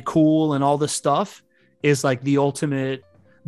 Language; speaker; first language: English; early bilingual, other home language; Spanish